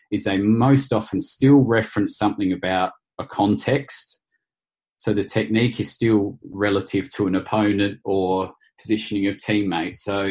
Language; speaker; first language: English; native; English